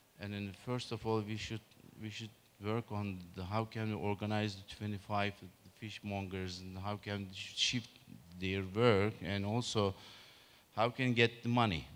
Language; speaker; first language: English; non-native, learner; Turkish